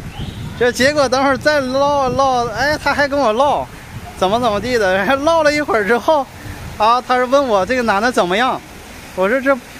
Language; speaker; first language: Chinese; native; Chinese